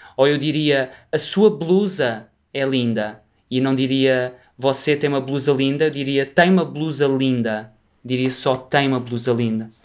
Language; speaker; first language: Portuguese; native; Portuguese